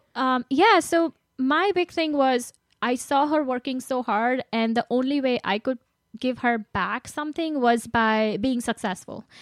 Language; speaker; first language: English; non-native, local second language; Gujarati